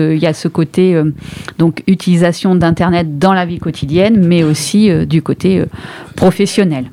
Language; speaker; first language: French; native; French